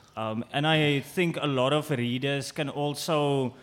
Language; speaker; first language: English; non-native, local second language; Afrikaans